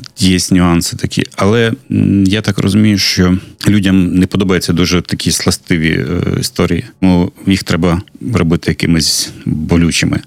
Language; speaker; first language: Ukrainian; non-native, local second language; Russian